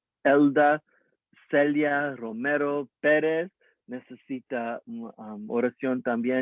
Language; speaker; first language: Spanish; early bilingual, heritage; English